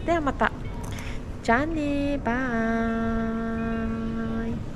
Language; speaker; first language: Japanese; native; Japanese